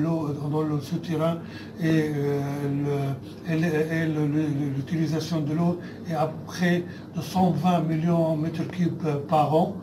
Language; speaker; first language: French; non-native, fluent; Arabic